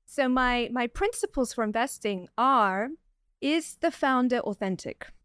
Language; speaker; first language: English; native; English